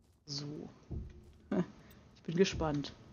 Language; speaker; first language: German; native; German